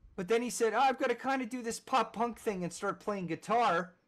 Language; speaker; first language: English; native; English